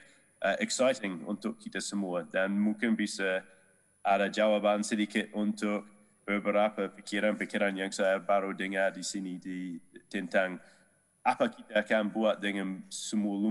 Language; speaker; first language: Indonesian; non-native, fluent; English